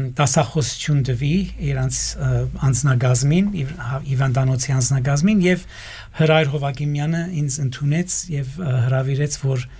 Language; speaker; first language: Armenian; early bilingual, heritage; Armenian